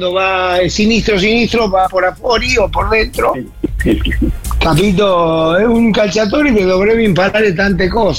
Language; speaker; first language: Italian; non-native, fluent; Spanish